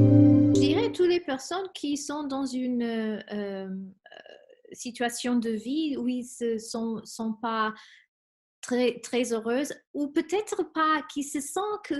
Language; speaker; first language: French; non-native, fluent; Spanish